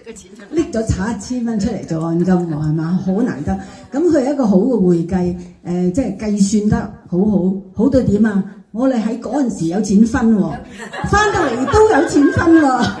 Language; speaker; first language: Cantonese; native; Cantonese